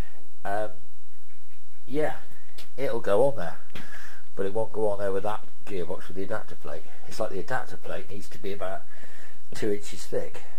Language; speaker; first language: English; native; English